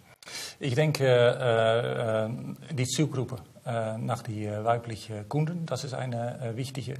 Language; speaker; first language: German; non-native, learner; Dutch